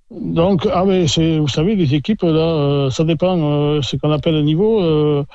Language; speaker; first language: French; native; French